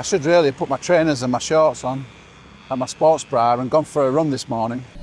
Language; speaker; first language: English; native; English